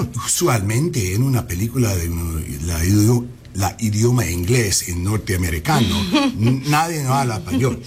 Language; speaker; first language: Spanish; non-native, fluent; English